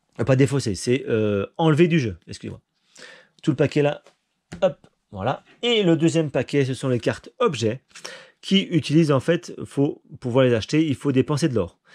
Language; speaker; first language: French; native; French